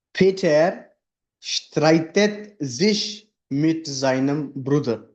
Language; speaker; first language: German; non-native, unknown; Hindi